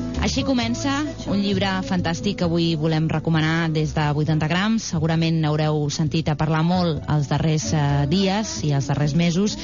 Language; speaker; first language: Catalan; native; Catalan